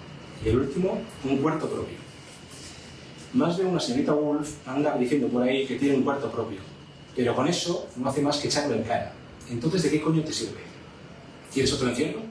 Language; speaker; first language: Spanish; native; Spanish